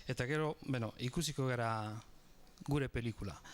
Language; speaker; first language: Basque; non-native, learner; Italian